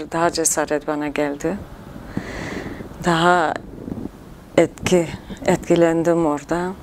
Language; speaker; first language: Turkish; non-native, local second language; Kurdish